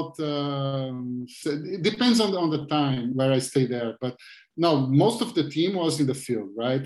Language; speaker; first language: English; non-native, fluent; Portuguese